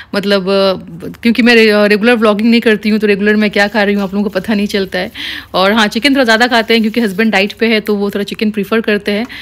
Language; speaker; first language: Hindi; native; Hindi